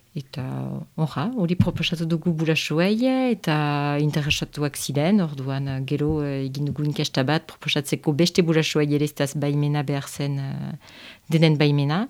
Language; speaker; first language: Basque; non-native, local second language; French